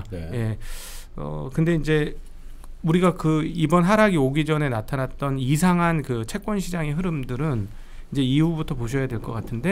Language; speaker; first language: Korean; native; Korean